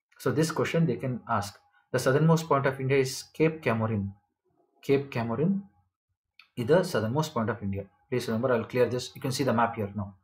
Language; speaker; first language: English; non-native, local second language; Kannada